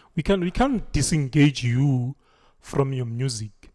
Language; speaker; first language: English; non-native, local second language; Zulu